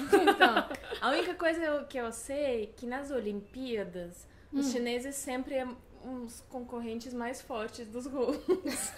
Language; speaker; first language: Portuguese; non-native, fluent; Russian